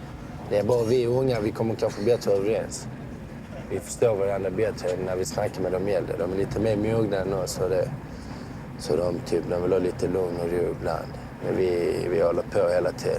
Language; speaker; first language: Swedish; early bilingual, other home language; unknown